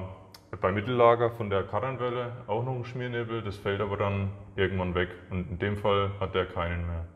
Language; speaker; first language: German; native; German